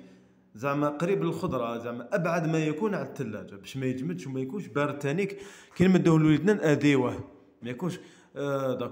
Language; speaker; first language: Arabic; native; Arabic